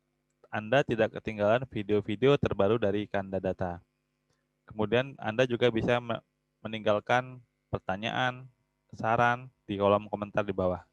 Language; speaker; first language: Indonesian; native; Indonesian